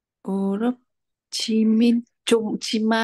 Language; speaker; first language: Korean; non-native, learner; Vietnamese